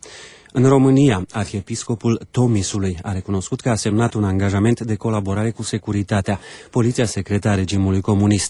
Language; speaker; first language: Romanian; native; Romanian